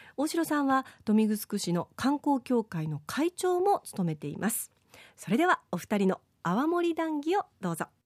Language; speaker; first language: Japanese; native; Japanese